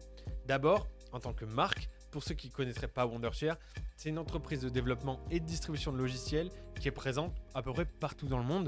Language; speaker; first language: French; native; French